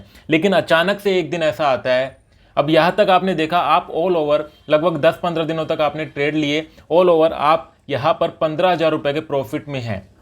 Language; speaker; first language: Hindi; native; Hindi